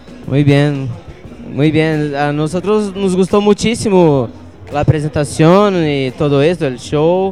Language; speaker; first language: Spanish; non-native, learner; Portuguese